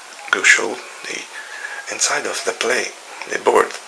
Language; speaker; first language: English; non-native, learner; Portuguese